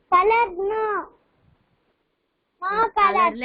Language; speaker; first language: English; non-native, learner; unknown